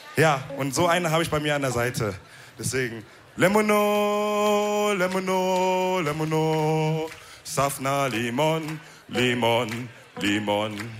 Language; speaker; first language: German; early bilingual, other home language; Wolof